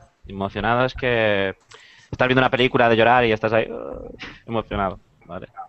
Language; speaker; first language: Spanish; native; Spanish